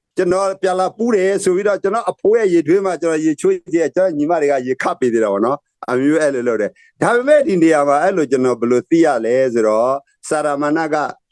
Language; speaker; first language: Burmese; non-native, local second language; S'gaw Karen